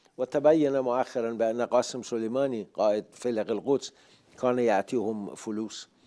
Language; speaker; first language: Arabic; non-native, fluent; Persian